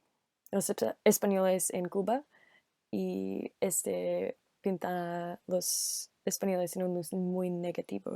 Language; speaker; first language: Spanish; non-native, learner; English